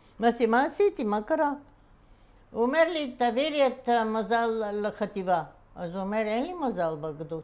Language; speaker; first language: Hebrew; non-native, fluent; Bulgarian